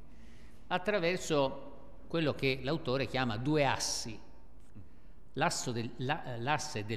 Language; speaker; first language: Italian; native; Italian